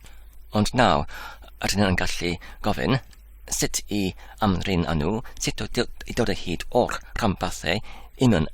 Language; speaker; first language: Welsh; non-native, learner; English